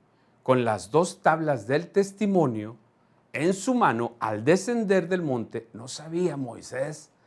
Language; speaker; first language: Spanish; native; Spanish